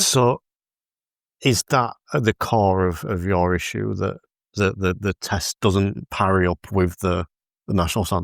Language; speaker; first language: English; native; English